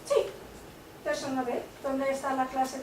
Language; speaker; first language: Spanish; non-native, fluent; English